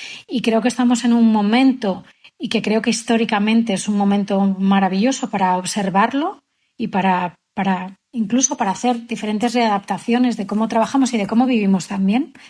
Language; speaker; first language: Spanish; native; Spanish